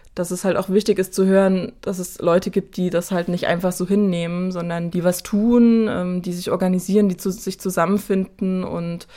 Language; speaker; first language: German; native; German